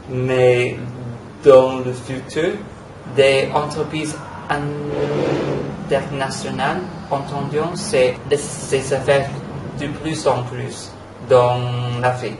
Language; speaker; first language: French; non-native, learner; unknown